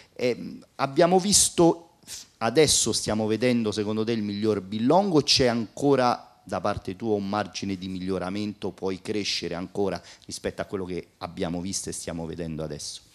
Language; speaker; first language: Italian; native; Italian